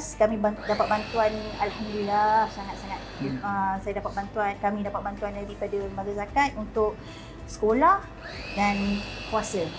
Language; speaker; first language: Malay; native; Malay